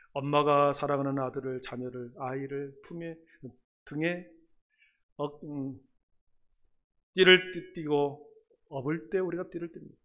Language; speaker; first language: Korean; native; Korean